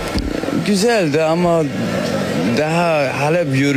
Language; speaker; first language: Turkish; non-native, learner; Arabic